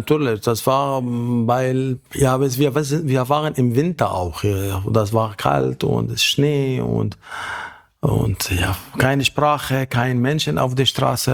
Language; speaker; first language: German; non-native, fluent; Arabic